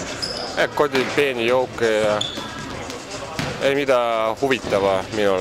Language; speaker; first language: Finnish; non-native, learner; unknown